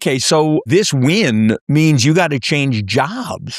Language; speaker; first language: English; native; English